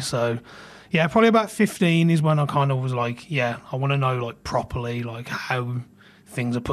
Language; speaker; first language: English; native; English